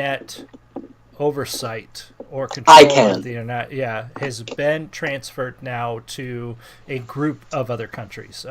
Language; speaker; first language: English; native; English